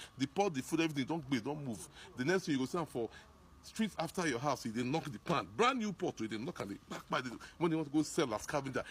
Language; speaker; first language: Nigerian Pidgin; non-native, local second language; Bini